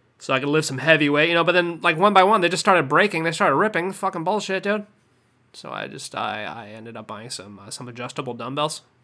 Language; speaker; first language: English; native; English